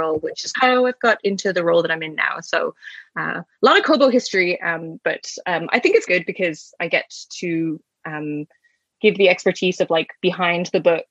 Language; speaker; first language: English; native; English